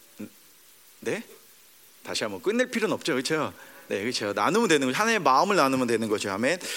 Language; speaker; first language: Korean; early bilingual, heritage; Korean